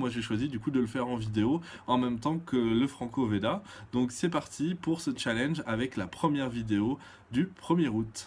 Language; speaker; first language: French; native; French